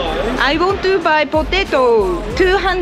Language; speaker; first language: English; non-native, learner; Japanese